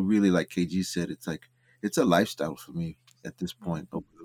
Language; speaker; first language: English; native; English